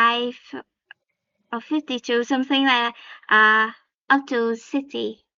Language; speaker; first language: English; non-native, learner; Vietnamese